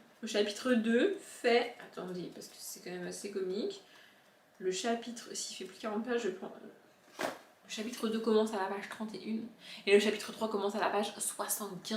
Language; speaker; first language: French; native; French